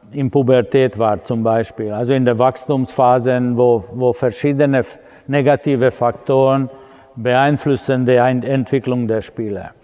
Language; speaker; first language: German; non-native, fluent; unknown